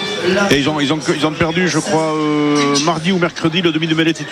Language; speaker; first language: French; native; French